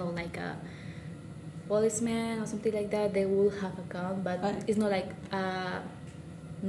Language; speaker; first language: English; non-native, learner; Spanish